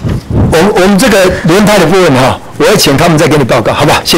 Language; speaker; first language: Chinese; native; Chinese